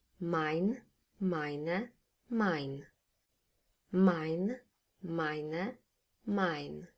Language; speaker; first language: German; non-native, fluent; Polish